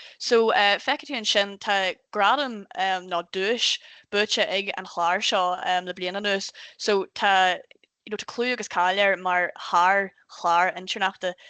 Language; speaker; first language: Irish; native; Irish